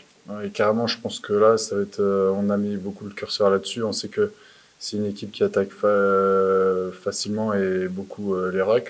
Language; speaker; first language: French; native; French